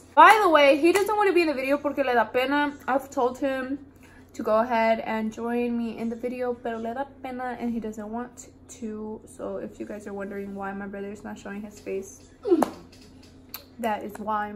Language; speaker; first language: English; early bilingual, other home language; Spanish